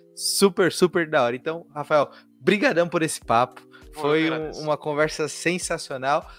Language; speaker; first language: Portuguese; native; Portuguese